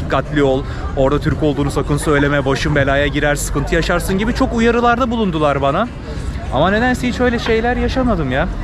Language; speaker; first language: Turkish; native; Turkish